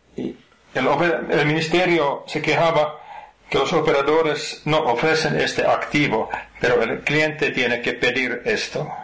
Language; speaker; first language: Spanish; non-native, fluent; Finnish